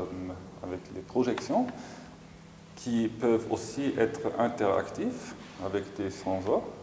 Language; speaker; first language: French; non-native, fluent; German